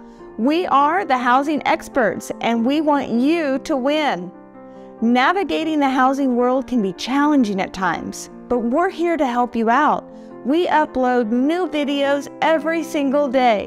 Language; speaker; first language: English; native; English